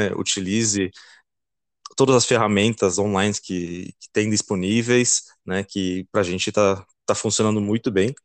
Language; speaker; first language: Portuguese; non-native, fluent; Dutch